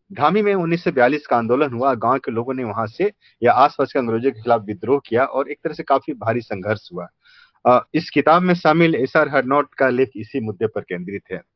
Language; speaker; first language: Hindi; native; Hindi